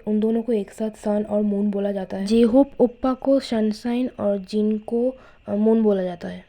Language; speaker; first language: Hindi; non-native, local second language; Bangla